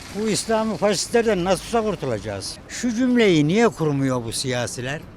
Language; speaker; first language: Turkish; native; Turkish